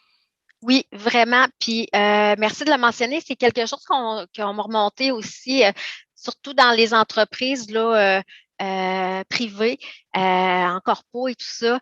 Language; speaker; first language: French; native; French